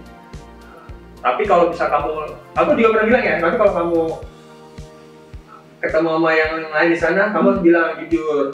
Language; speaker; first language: Indonesian; native; Indonesian